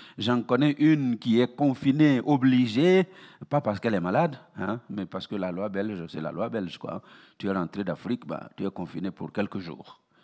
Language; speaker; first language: French; non-native, local second language; Mossi